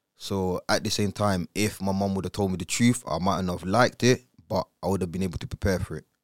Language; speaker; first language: English; early bilingual, other home language; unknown